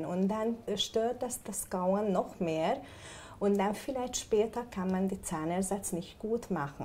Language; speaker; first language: German; non-native, learner; Hungarian